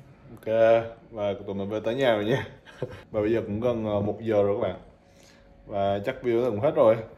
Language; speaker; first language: Vietnamese; native; Vietnamese